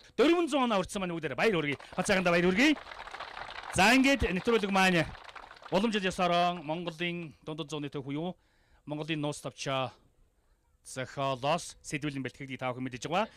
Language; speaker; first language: Mongolian; native; Mongolian